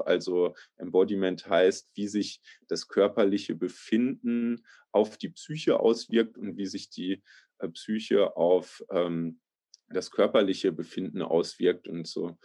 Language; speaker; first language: German; native; German